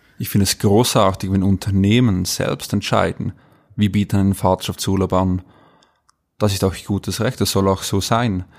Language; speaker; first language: German; native; German